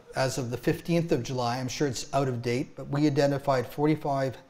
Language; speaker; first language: English; native; English